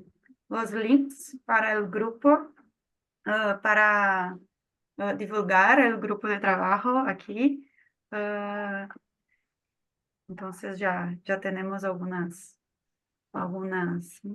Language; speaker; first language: Spanish; non-native, fluent; Portuguese